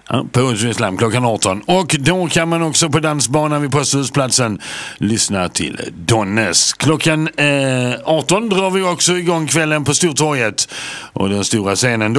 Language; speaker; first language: Swedish; native; Swedish